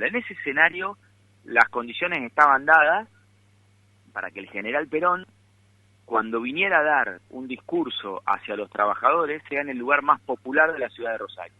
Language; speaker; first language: Spanish; native; Spanish